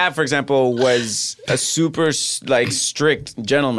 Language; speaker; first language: English; non-native, fluent; Spanish